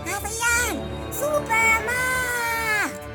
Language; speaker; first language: German; non-native, learner; French